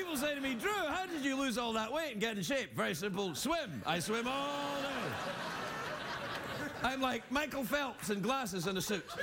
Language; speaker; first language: English; native; English